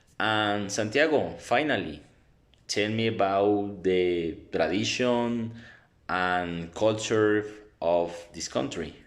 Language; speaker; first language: English; non-native, learner; Spanish